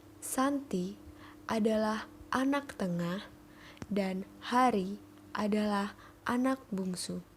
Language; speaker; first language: Indonesian; native; Indonesian